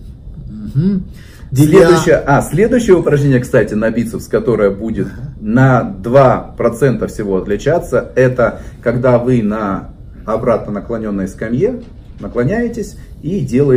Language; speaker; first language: Russian; native; Russian